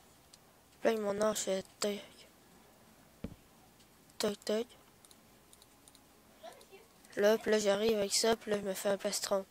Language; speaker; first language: French; native; French